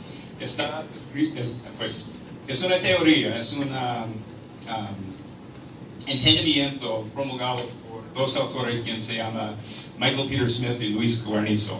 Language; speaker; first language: Spanish; non-native, fluent; English